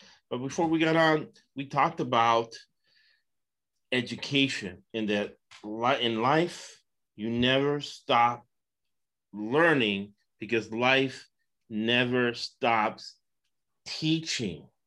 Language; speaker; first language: English; early bilingual, other home language; Spanish